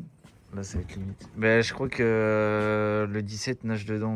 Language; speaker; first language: French; native; French